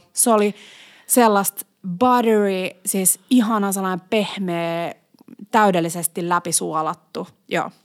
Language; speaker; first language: Finnish; non-native, local second language; Swedish